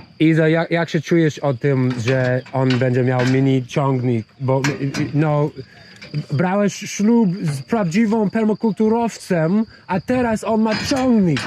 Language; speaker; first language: Polish; non-native, learner; English